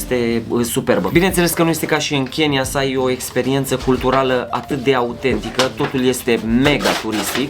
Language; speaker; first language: Romanian; native; Romanian